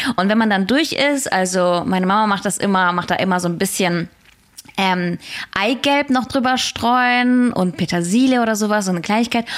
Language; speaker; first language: German; early bilingual, other home language; Russian